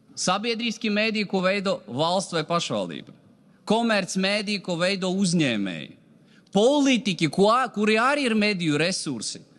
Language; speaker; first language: Latvian; non-native, local second language; Russian